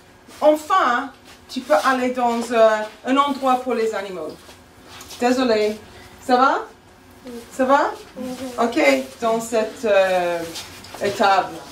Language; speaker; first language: French; non-native, fluent; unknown